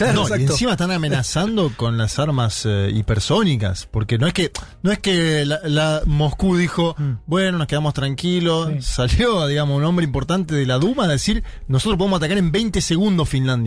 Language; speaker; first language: Spanish; native; Spanish